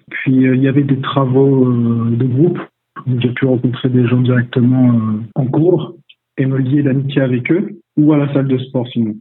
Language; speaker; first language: French; native; French